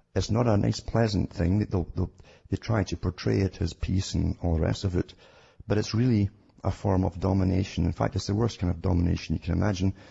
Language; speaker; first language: English; native; English